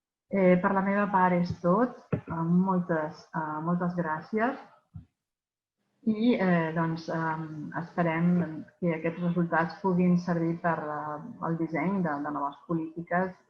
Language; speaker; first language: Catalan; native; Catalan